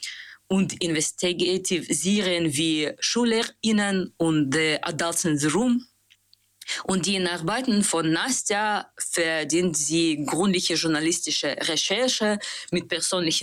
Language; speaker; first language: German; non-native, learner; Russian